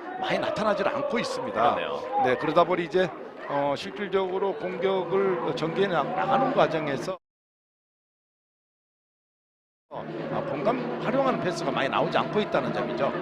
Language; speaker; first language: Korean; native; Korean